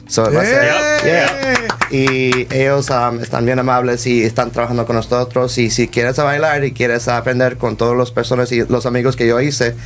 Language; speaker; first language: Spanish; early bilingual, heritage; Spanish